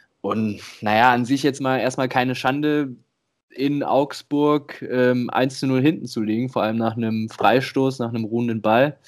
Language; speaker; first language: German; native; German